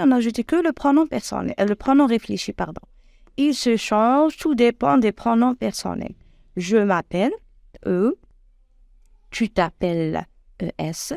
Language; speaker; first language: French; non-native, local second language; Arabic